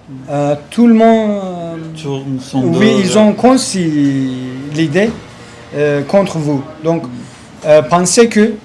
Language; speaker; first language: French; non-native, learner; Kurdish